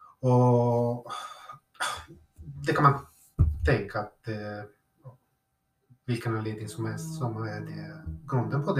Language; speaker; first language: Swedish; non-native, fluent; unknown